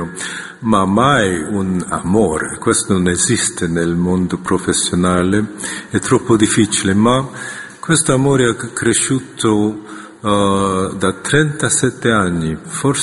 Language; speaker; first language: Italian; non-native, fluent; Korean